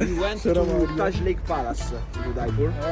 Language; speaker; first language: English; non-native, fluent; Italian